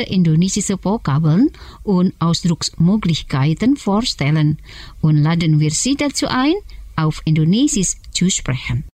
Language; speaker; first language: German; non-native, fluent; Indonesian